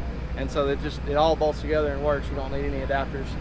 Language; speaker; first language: English; native; English